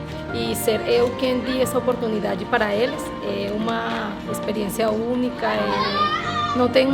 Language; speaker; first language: Portuguese; non-native, learner; Spanish